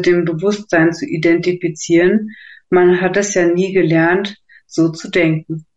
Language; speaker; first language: German; native; German